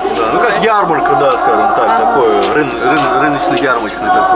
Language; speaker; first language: Russian; native; Russian